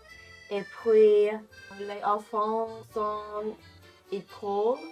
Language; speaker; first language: French; non-native, learner; English